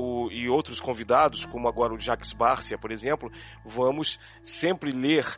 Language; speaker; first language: Portuguese; native; Portuguese